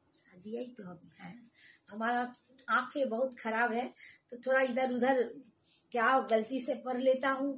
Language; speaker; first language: Hindi; non-native, local second language; Bangla